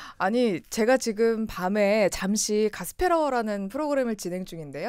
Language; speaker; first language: Korean; native; Korean